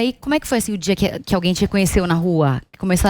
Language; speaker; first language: Portuguese; native; Portuguese